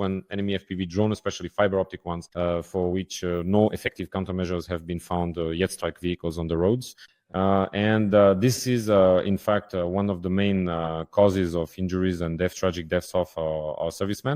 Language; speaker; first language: English; non-native, fluent; Ukrainian